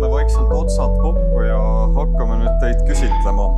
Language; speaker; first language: Estonian; native; Estonian